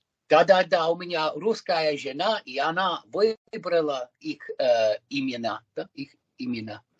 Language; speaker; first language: Russian; non-native, learner; English